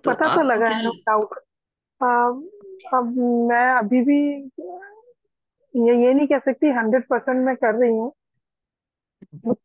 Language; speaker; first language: Hindi; native; Hindi